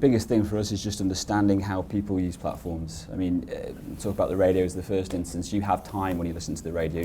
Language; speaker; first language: English; native; English